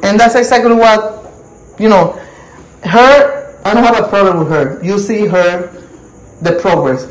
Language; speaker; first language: English; non-native, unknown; Spanish